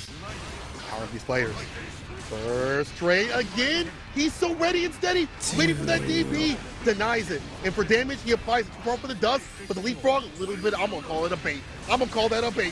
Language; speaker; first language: English; native; English